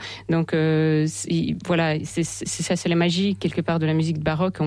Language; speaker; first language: French; non-native, fluent; Russian